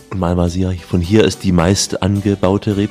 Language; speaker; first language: German; native; German